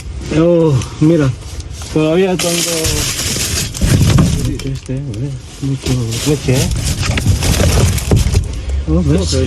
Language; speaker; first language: Spanish; non-native, learner; Filipino